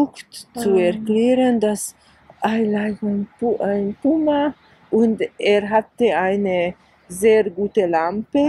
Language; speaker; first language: German; non-native, fluent; Hungarian